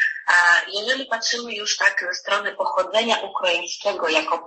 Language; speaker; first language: Polish; non-native, fluent; Ukrainian